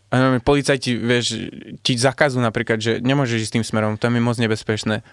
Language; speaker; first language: Slovak; early bilingual, heritage; Slovak